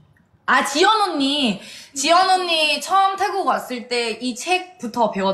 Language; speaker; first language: Korean; non-native, fluent; Thai